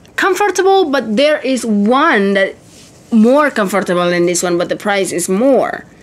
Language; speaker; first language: English; non-native, fluent; Indonesian